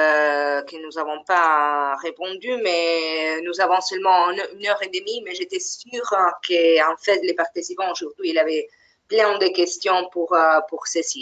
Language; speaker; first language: French; non-native, fluent; Italian